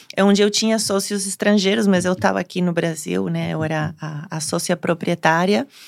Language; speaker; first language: Portuguese; non-native, fluent; Spanish